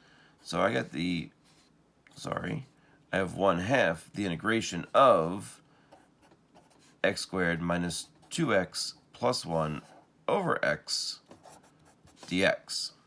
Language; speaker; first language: English; native; English